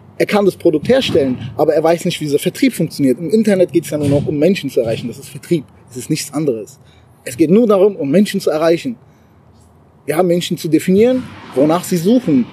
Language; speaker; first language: German; early bilingual, other home language; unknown